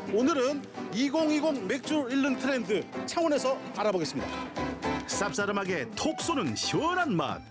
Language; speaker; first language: Korean; native; Korean